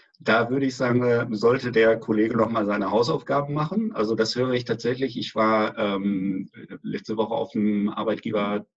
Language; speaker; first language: German; native; German